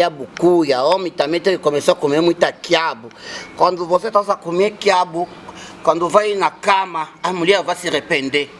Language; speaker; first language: Portuguese; non-native, learner; Lingala